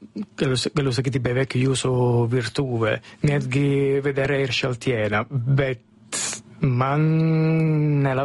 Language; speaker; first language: Lithuanian; non-native, fluent; Italian